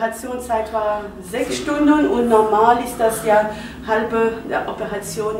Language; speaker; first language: German; non-native, learner; Dutch